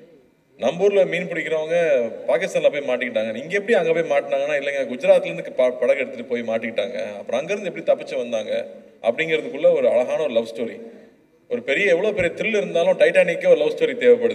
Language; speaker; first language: Tamil; native; Tamil